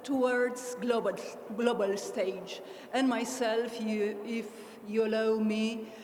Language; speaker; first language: English; non-native, fluent; Romanian